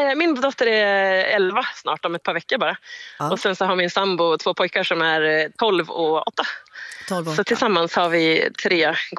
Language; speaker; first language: Swedish; native; Swedish